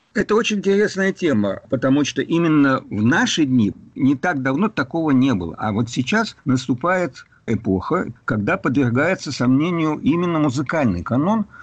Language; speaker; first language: Russian; native; Russian